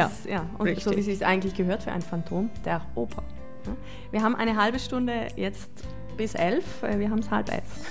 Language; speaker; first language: German; native; German